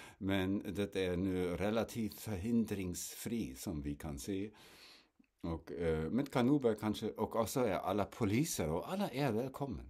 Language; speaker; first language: Swedish; non-native, fluent; German